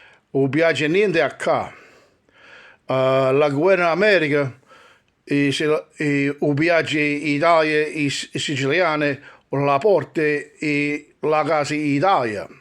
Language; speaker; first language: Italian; early bilingual, heritage; English